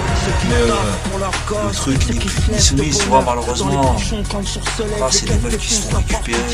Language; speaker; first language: French; early bilingual, other home language; Arabic